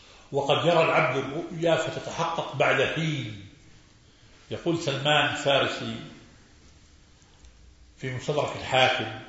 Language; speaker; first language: Arabic; native; Arabic